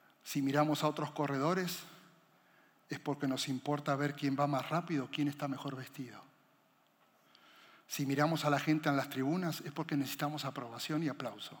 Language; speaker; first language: Spanish; native; Spanish